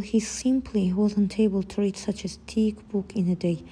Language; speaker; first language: English; non-native, fluent; Azerbaijani